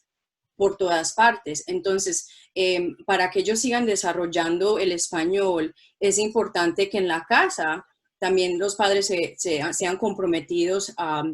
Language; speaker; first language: Spanish; non-native, local second language; English